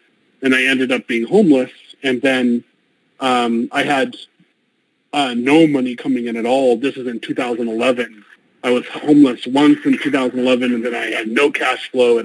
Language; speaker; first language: English; native; English